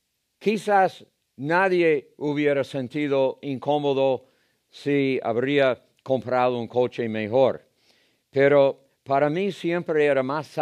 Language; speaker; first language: Spanish; non-native, fluent; English